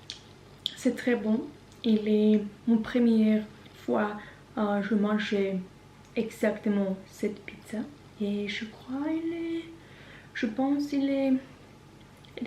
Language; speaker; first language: French; non-native, learner; Norwegian